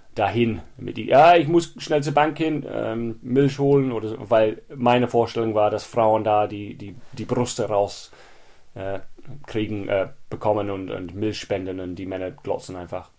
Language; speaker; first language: German; non-native, fluent; English